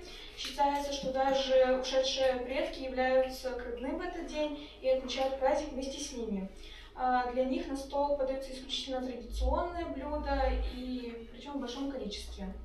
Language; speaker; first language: Russian; native; Russian